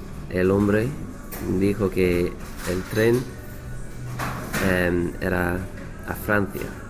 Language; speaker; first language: Spanish; non-native, learner; English